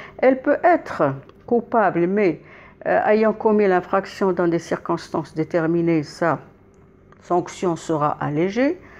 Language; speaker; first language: French; non-native, local second language; Arabic